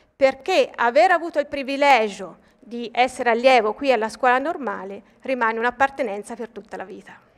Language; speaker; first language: Italian; native; Italian